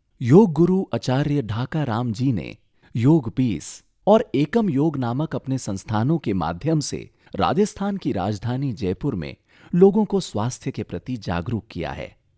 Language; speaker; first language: Hindi; native; Hindi